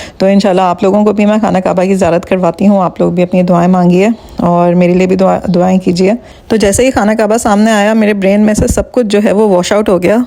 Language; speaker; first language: Urdu; native; Urdu